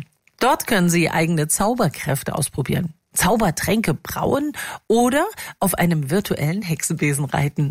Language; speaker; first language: German; native; German